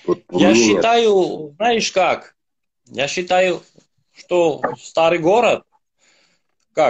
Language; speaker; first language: Russian; non-native, fluent; Armenian